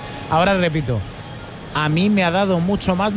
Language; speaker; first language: Spanish; native; Spanish